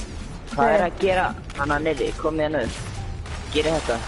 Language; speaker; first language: Icelandic; early bilingual, other home language; Norwegian